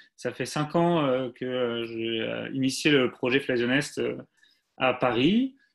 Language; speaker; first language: French; native; French